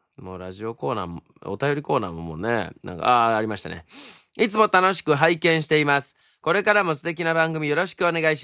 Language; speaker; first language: Japanese; native; Japanese